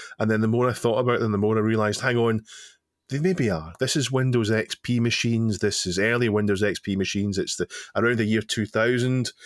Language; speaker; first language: English; native; English